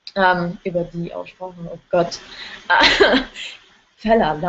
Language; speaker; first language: German; non-native, fluent; English